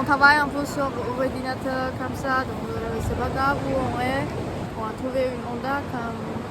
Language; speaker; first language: French; non-native, learner; Chinese